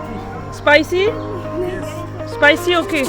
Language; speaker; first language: English; non-native, learner; French